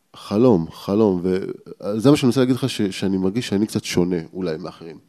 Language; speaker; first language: Hebrew; native; Hebrew